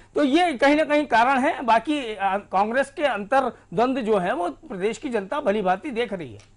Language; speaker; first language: Hindi; native; Hindi